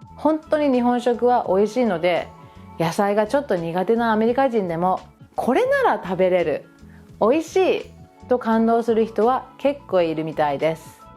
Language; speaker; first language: Japanese; native; Japanese